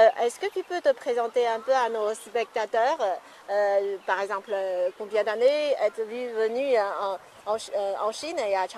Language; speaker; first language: French; non-native, fluent; Chinese